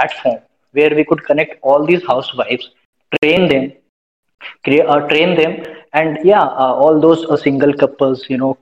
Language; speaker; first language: English; non-native, local second language; Hindi